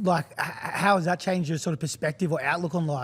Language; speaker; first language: English; native; English